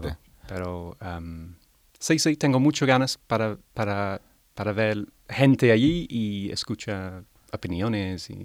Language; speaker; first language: Spanish; non-native, learner; English